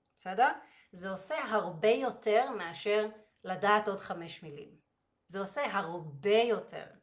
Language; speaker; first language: Hebrew; native; Hebrew